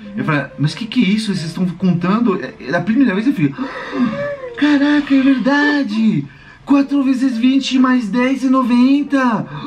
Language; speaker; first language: Portuguese; non-native, fluent; French